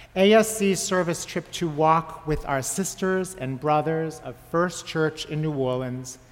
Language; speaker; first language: English; native; English